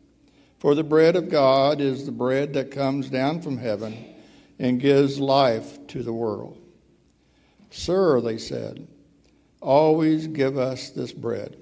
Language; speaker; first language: English; native; English